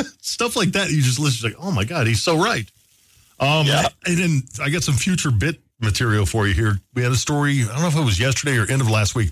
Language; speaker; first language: English; native; English